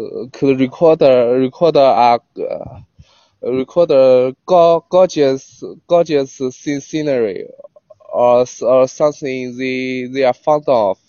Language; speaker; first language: English; non-native, learner; Chinese